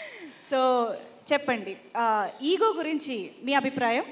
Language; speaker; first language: Telugu; native; Telugu